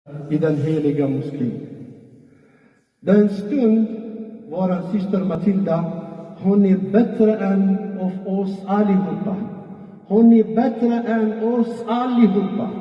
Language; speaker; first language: Swedish; non-native, fluent; Arabic